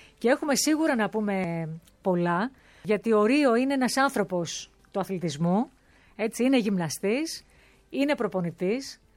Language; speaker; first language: Greek; native; Greek